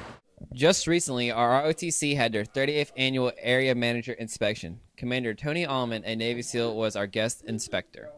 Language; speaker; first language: English; native; English